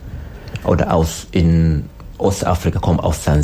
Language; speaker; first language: German; non-native, learner; Swahili